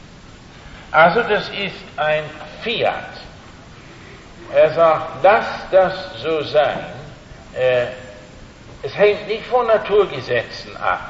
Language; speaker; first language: German; non-native, fluent; English